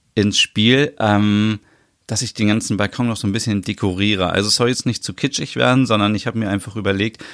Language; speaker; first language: German; native; German